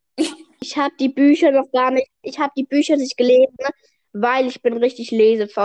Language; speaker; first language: German; native; German